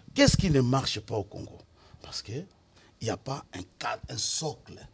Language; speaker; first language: French; non-native, local second language; Lingala